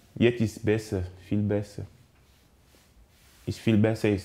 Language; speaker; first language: German; non-native, learner; French